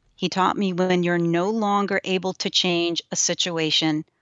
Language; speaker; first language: English; early bilingual, other home language; Yiddish